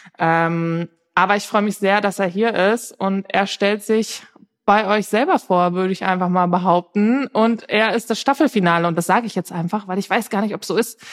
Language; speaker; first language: German; native; German